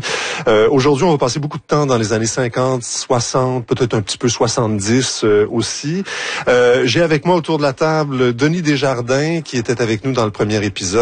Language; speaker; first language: French; native; French